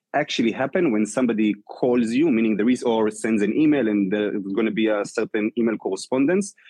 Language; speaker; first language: English; non-native, fluent; Hebrew